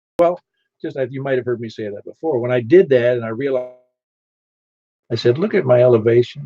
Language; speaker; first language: English; native; English